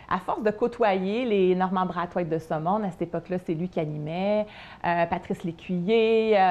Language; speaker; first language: French; native; French